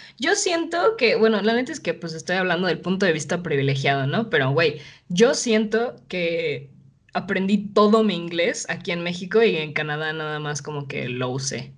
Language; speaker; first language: Spanish; native; Spanish